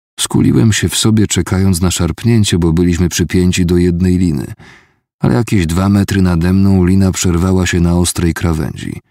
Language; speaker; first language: Polish; native; Polish